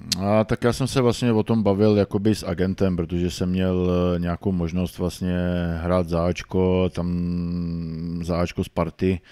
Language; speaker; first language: Czech; native; Czech